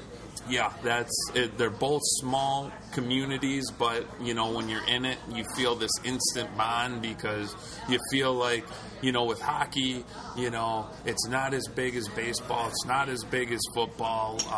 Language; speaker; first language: English; native; English